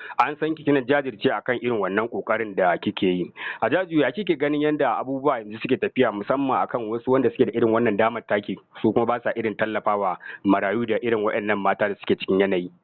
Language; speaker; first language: Hausa; native; Hausa